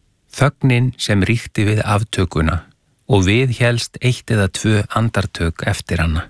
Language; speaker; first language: Icelandic; native; Icelandic